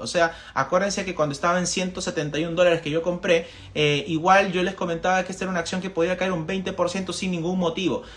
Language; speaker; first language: Spanish; native; Spanish